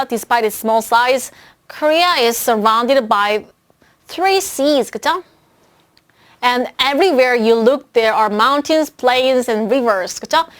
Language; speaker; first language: English; non-native, fluent; Korean